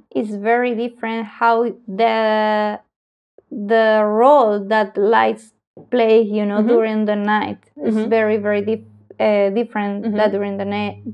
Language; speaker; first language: English; non-native, learner; Spanish